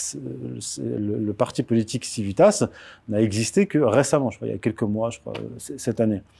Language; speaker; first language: French; early bilingual, other home language; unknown